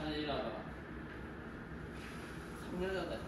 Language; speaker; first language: Korean; native; Korean